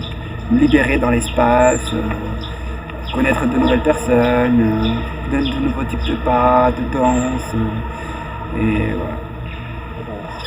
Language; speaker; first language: French; native; French